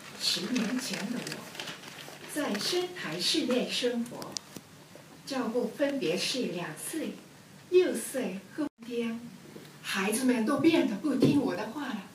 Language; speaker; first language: Chinese; non-native, learner; Japanese